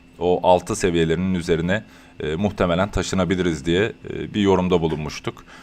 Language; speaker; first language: Turkish; native; Turkish